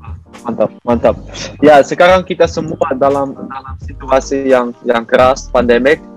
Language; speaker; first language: Indonesian; non-native, learner; Dutch